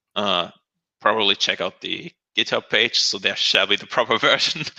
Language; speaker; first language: English; non-native, fluent; German